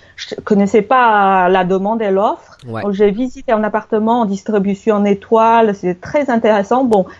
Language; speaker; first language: French; non-native, fluent; Chinese